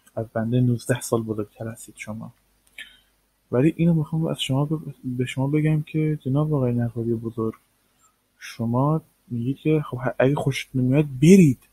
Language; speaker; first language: Persian; native; Persian